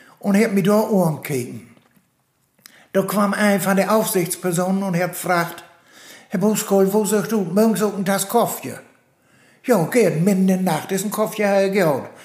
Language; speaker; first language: German; native; German